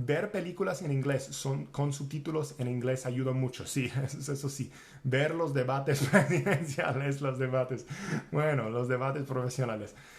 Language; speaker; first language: Spanish; non-native, fluent; English